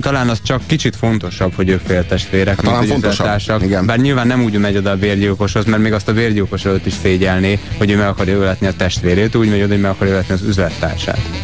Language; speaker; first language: Hungarian; native; Hungarian